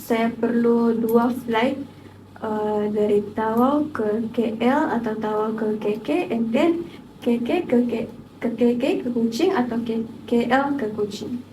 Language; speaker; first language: Malay; native; Malay